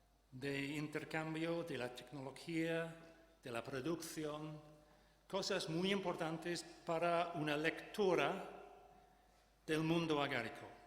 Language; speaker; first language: Spanish; non-native, fluent; English